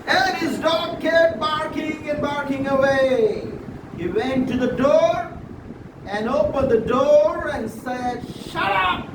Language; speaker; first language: English; non-native, local second language; Marathi